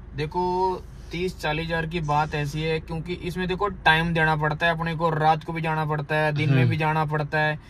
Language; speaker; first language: Hindi; native; Hindi